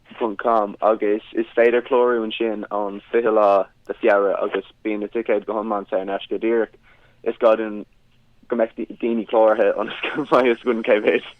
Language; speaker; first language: Irish; non-native, local second language; English